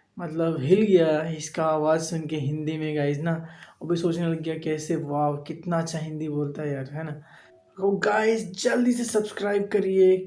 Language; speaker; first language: Hindi; native; Hindi